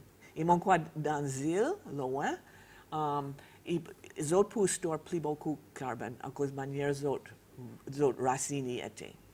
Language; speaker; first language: Haitian Creole; non-native, fluent; English